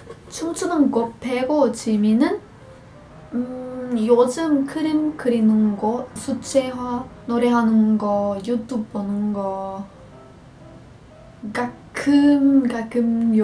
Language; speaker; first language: Korean; non-native, fluent; Portuguese